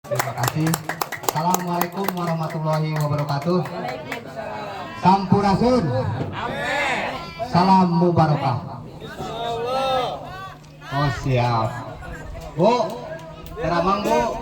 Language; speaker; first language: Indonesian; non-native, local second language; Sundanese